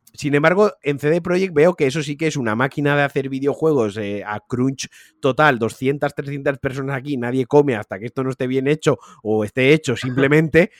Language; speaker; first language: Spanish; native; Spanish